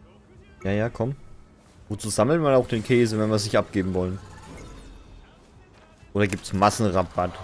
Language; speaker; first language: German; native; German